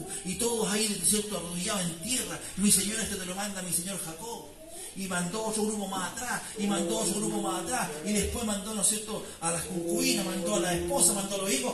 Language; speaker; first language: Spanish; native; Spanish